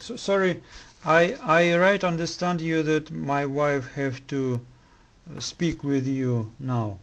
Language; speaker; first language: English; non-native, learner; Russian